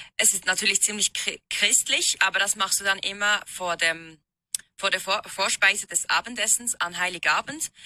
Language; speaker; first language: German; native; German